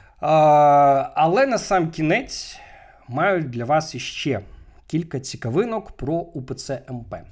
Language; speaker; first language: Ukrainian; native; Ukrainian